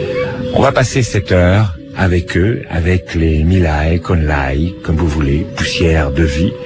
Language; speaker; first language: French; native; French